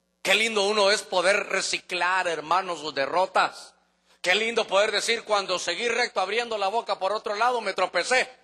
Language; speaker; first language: Spanish; native; Spanish